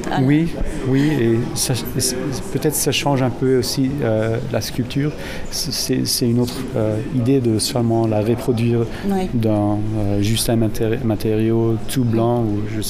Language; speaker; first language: French; non-native, fluent; German